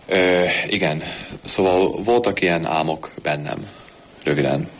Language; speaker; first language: Hungarian; early bilingual, heritage; Hungarian